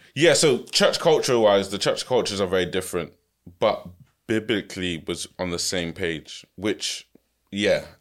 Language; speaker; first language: English; early bilingual, other home language; Yoruba